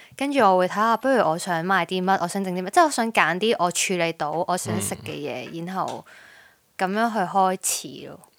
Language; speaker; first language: Cantonese; native; Cantonese